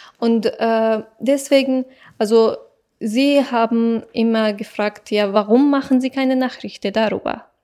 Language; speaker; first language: German; non-native, fluent; Persian